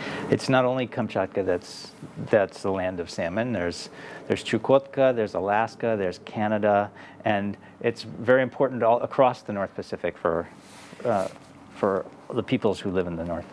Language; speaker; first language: English; native; English